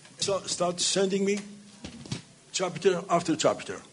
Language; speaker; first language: English; non-native, fluent; Greek